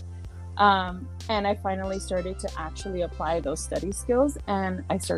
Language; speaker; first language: English; early bilingual, other home language; Spanish